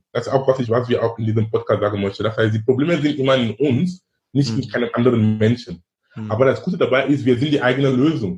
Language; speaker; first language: German; non-native, fluent; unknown